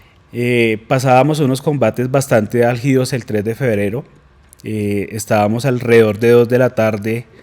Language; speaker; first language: Spanish; native; Spanish